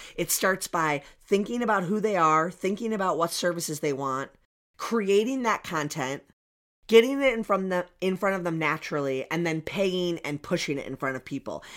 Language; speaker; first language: English; native; English